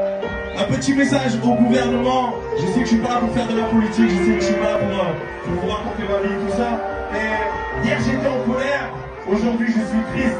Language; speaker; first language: French; native; French